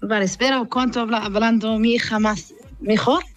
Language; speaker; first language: Spanish; non-native, learner; Arabic